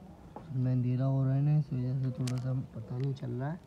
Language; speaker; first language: Hindi; native; Hindi